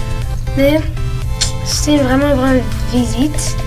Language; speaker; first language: French; non-native, local second language; English